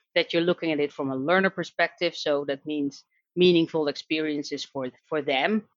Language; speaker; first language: English; non-native, fluent; Dutch